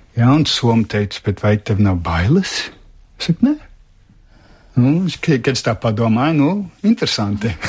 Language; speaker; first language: Latvian; early bilingual, heritage; Latvian